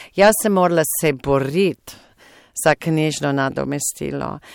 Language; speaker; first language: Slovenian; non-native, fluent; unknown